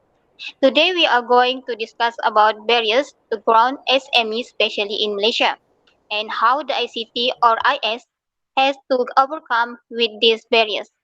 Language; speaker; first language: English; non-native, local second language; Malay